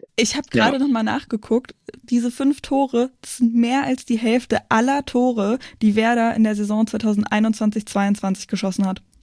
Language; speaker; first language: German; native; German